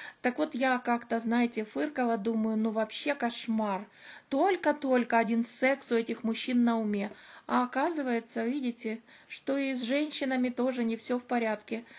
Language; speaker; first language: Russian; native; Russian